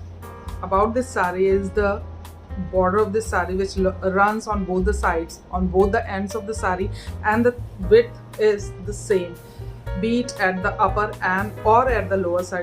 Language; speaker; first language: English; non-native, local second language; Hindi